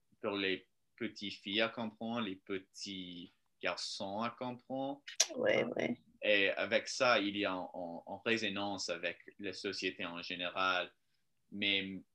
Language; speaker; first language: French; non-native, learner; English